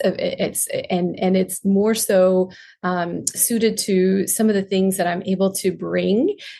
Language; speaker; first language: English; non-native, local second language; Hindi